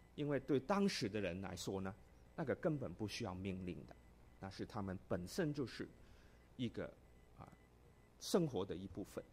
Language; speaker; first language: Chinese; non-native, local second language; Cantonese